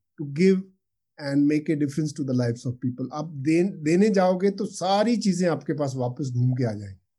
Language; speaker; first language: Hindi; non-native, local second language; Punjabi